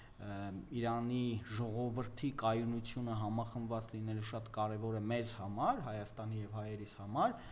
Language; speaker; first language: Armenian; native; Armenian